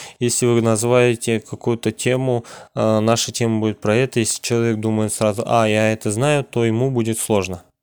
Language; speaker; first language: Russian; non-native, local second language; Kazakh